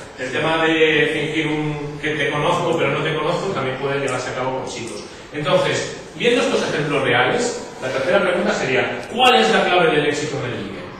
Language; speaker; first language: Spanish; native; Spanish